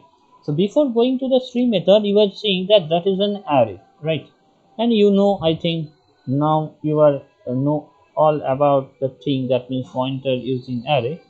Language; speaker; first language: English; non-native, local second language; Bangla